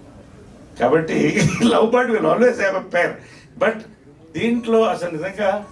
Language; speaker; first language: Telugu; native; Telugu